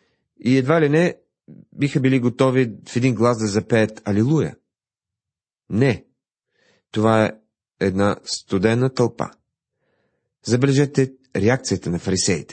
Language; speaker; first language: Bulgarian; native; Bulgarian